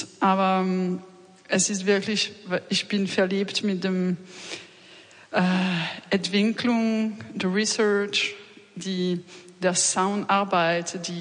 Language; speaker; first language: German; non-native, learner; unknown